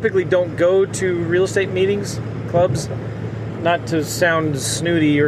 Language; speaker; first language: English; native; English